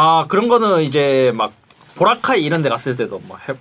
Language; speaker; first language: Korean; native; Korean